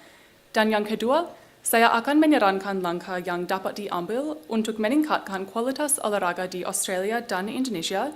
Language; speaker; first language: Indonesian; non-native, fluent; English